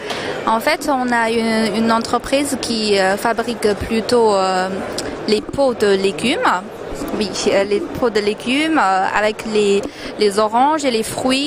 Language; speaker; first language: French; non-native, fluent; Chinese